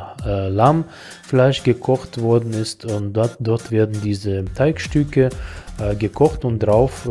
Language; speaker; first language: German; non-native, fluent; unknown